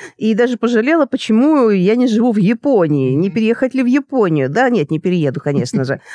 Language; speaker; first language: Russian; native; Russian